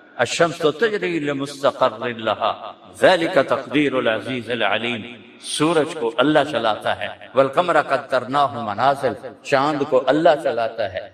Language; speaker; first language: Urdu; non-native, local second language; Punjabi